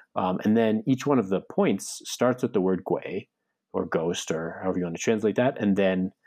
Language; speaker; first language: English; native; English